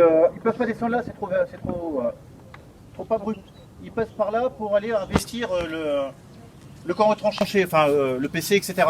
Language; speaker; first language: French; native; French